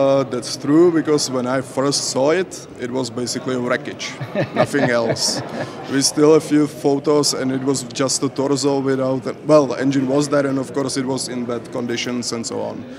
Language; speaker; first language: English; non-native, fluent; Czech